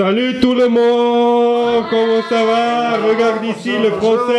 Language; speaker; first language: French; non-native, learner; Spanish